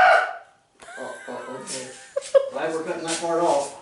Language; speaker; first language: English; native; English